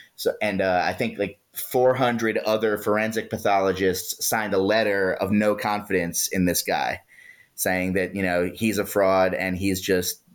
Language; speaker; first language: English; native; English